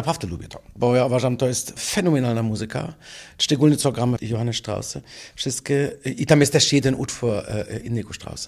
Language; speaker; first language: Polish; non-native, fluent; German